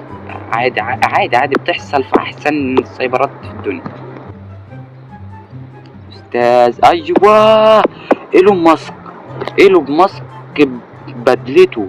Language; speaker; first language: Arabic; native; Arabic